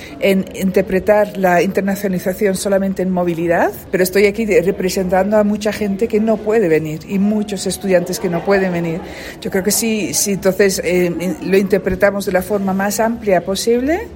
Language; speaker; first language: Spanish; non-native, fluent; Dutch